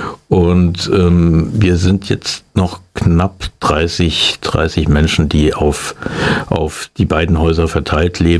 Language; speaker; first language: German; native; German